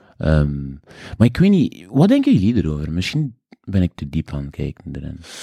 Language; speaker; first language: Dutch; native; Dutch